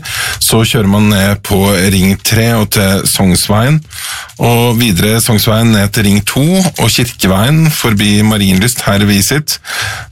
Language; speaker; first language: Norwegian; native; Norwegian